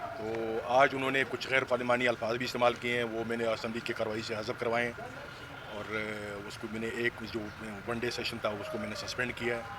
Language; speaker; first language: Urdu; non-native, local second language; Pashto